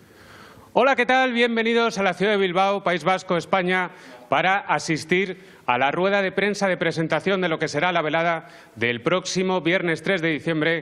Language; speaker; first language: Spanish; native; Spanish